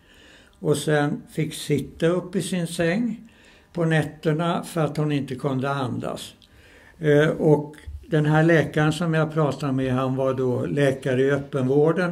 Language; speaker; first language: Swedish; native; Swedish